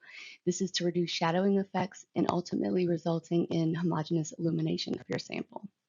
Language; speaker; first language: English; native; English